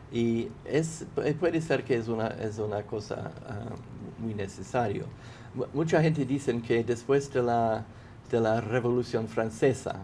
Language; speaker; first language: Spanish; non-native, fluent; English